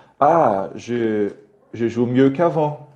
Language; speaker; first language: French; non-native, fluent; Portuguese